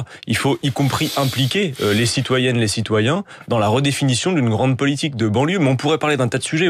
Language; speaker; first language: French; native; French